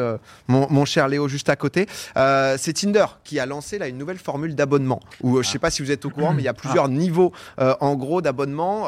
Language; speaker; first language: French; native; French